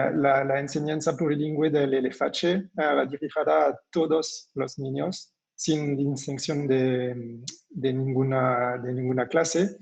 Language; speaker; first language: Spanish; non-native, fluent; French